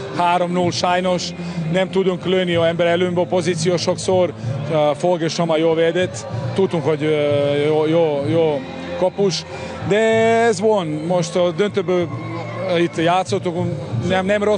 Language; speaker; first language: Hungarian; non-native, learner; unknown